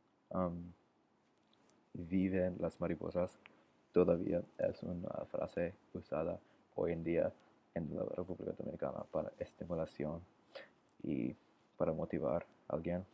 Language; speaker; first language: Spanish; non-native, learner; English